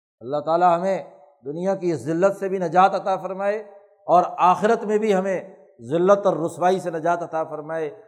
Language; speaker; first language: Urdu; non-native, local second language; Punjabi